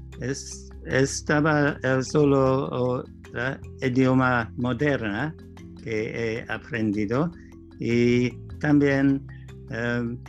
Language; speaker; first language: Spanish; non-native, learner; English